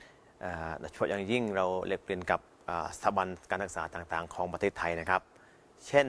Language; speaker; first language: Thai; non-native, fluent; Khmer